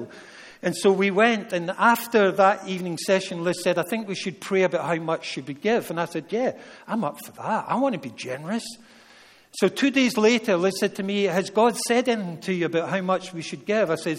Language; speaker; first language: English; native; English